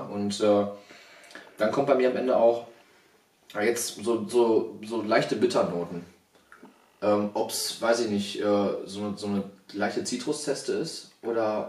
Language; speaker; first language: German; native; German